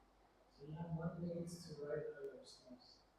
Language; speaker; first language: English; non-native, fluent; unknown